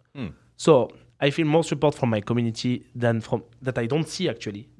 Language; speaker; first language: English; non-native, fluent; French